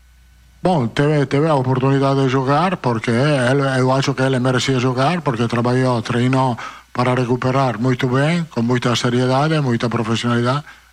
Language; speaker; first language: Portuguese; non-native, learner; Italian